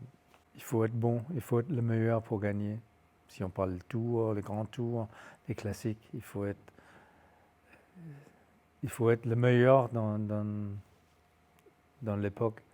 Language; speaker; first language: French; non-native, fluent; Danish